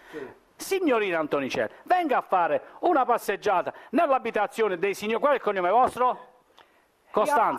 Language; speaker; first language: Italian; native; Italian